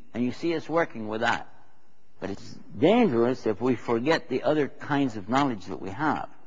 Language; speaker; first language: English; native; English